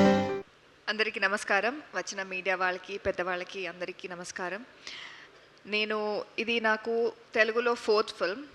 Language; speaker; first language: Telugu; non-native, local second language; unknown